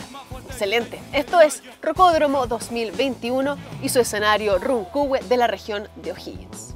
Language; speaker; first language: Spanish; native; Spanish